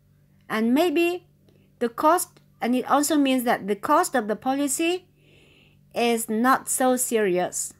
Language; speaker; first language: English; non-native, fluent; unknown